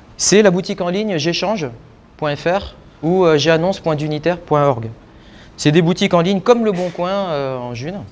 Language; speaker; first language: French; native; French